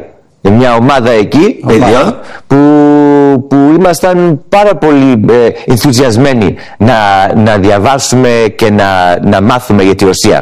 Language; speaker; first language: Greek; early bilingual, heritage; English